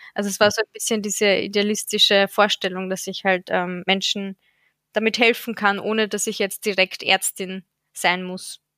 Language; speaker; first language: German; native; German